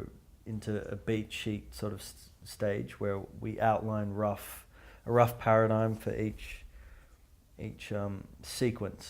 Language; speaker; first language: English; native; English